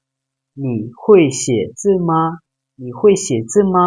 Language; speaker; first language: Chinese; non-native, fluent; Lao